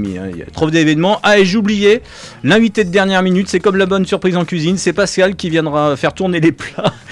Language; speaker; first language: French; native; French